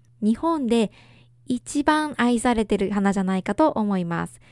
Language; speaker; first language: Japanese; native; Japanese